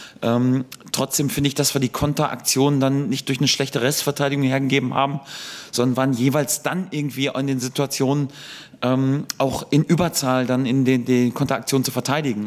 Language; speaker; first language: German; native; German